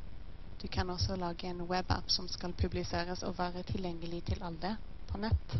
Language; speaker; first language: Norwegian; non-native, learner; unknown